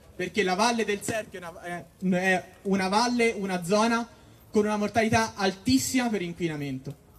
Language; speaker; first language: Italian; native; Italian